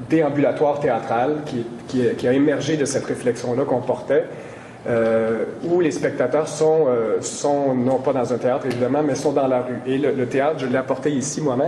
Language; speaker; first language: French; native; French